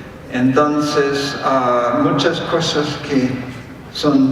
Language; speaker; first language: Spanish; non-native, fluent; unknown